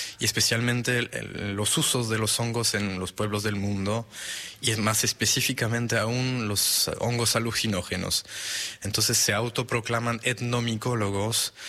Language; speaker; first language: Spanish; non-native, fluent; French